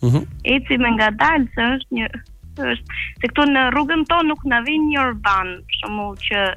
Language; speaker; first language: Albanian; native; Albanian